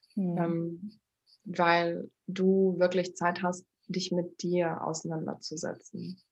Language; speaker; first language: German; early bilingual, other home language; Turkish